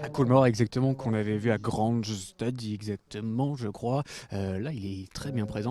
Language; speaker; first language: French; native; French